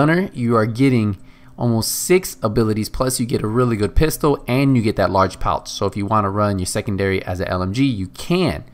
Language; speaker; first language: English; native; English